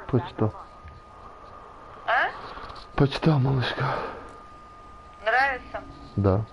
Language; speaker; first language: Russian; non-native, learner; Turkish